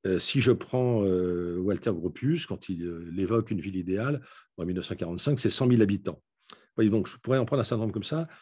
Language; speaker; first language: French; native; French